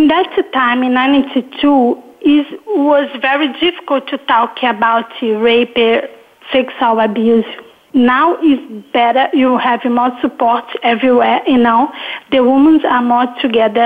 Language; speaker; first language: English; non-native, learner; Portuguese